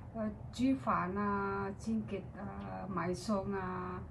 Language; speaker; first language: Cantonese; non-native, learner; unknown